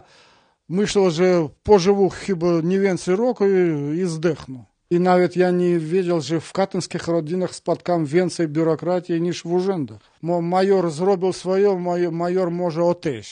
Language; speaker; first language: Polish; non-native, learner; Russian